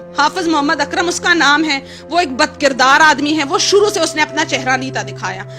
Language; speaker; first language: Urdu; non-native, local second language; Pashto